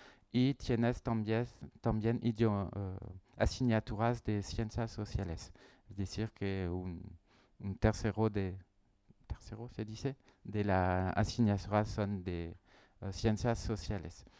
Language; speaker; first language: Spanish; non-native, learner; French